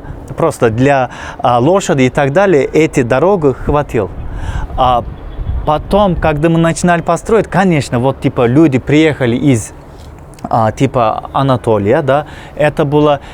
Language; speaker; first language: Russian; non-native, fluent; Turkish